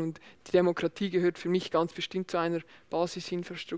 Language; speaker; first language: German; native; German